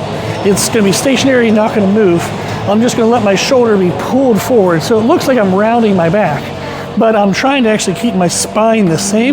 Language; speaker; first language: English; native; English